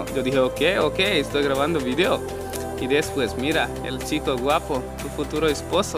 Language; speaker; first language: Spanish; non-native, learner; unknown